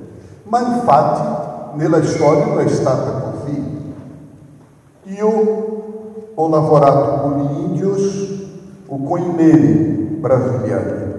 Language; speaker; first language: Italian; non-native, fluent; Portuguese